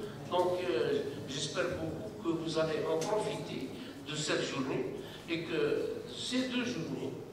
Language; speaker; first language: French; non-native, local second language; Arabic